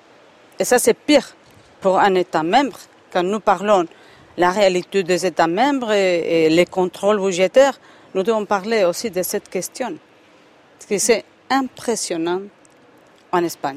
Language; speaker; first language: French; non-native, fluent; Spanish